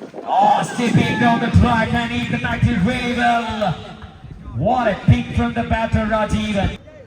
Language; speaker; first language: English; non-native, local second language; Malayalam